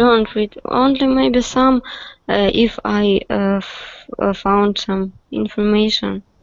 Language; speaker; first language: English; non-native, learner; Russian